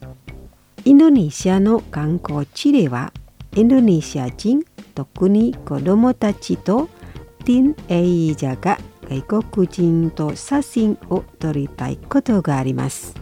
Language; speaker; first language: Japanese; non-native, fluent; Indonesian